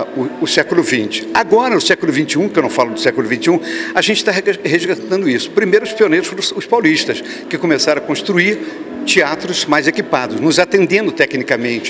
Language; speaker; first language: Portuguese; native; Portuguese